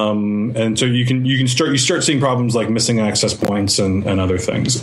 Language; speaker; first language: English; native; English